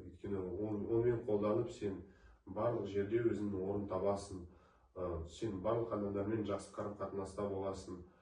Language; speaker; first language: Kazakh; non-native, local second language; Russian